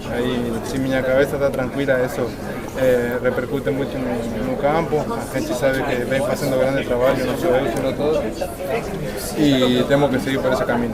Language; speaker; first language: Portuguese; non-native, fluent; Spanish